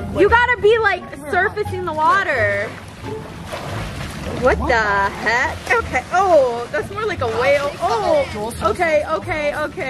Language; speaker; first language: English; native; English